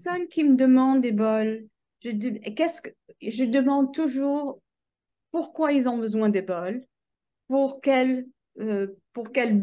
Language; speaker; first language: French; non-native, fluent; English